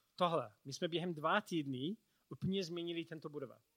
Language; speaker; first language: Czech; non-native, fluent; English